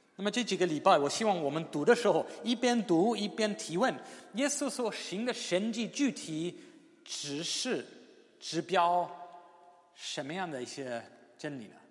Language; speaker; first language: Chinese; non-native, fluent; English